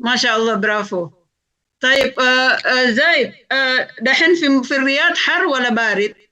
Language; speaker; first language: Arabic; non-native, fluent; Indonesian